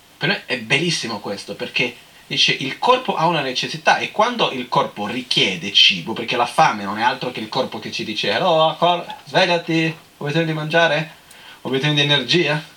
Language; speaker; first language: Italian; non-native, fluent; Portuguese